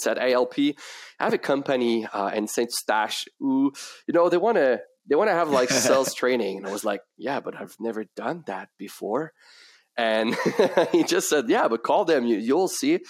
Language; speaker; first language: English; non-native, fluent; French